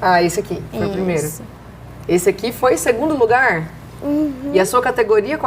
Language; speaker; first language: Portuguese; native; Portuguese